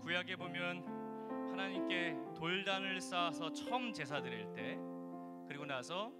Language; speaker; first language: Korean; native; Korean